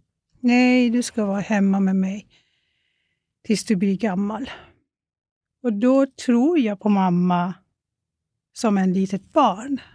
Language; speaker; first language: Swedish; non-native, fluent; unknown